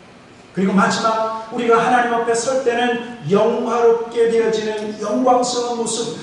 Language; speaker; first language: Korean; native; Korean